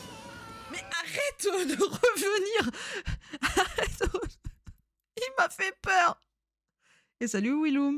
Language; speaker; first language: French; native; French